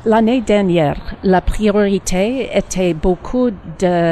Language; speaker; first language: French; non-native, learner; English